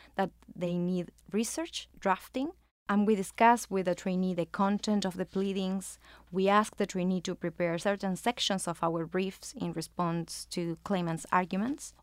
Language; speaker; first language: English; non-native, fluent; Spanish